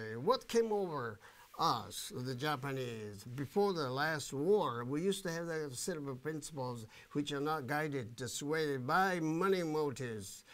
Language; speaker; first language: English; non-native, fluent; Japanese